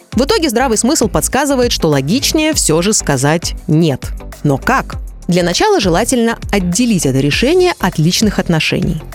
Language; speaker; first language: Russian; native; Russian